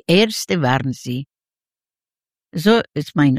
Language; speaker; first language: German; non-native, learner; Yiddish